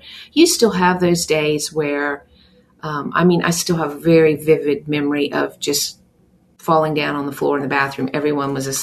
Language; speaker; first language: English; native; English